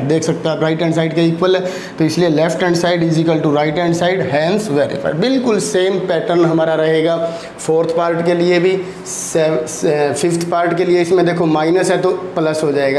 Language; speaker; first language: Hindi; native; Hindi